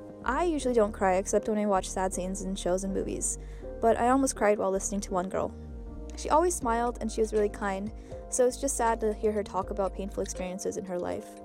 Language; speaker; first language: English; native; English